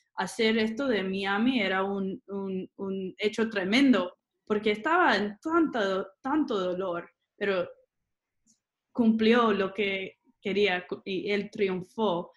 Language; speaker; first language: Spanish; early bilingual, other home language; English